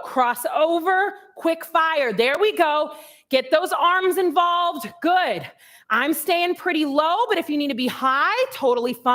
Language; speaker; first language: English; native; English